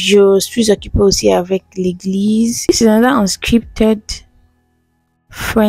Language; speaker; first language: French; non-native, learner; English